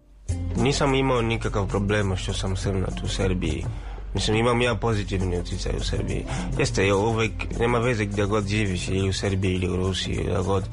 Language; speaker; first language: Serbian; non-native, fluent; Swahili